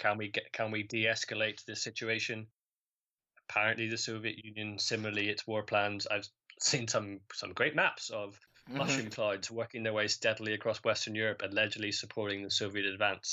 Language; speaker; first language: English; native; English